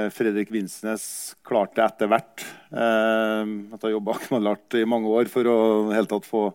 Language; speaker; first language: Norwegian; native; Norwegian